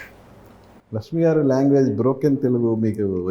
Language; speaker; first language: Telugu; native; Telugu